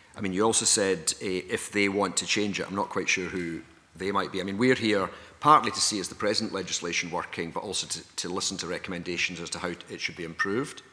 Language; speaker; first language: English; native; English